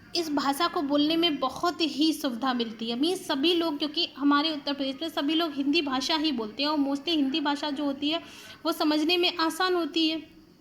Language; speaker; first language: Hindi; native; Hindi